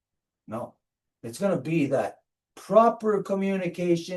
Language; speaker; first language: English; native; English